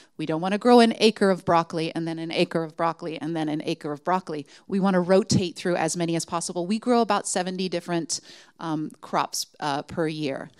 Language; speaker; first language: English; native; English